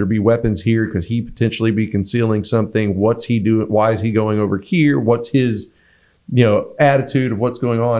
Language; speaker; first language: English; native; English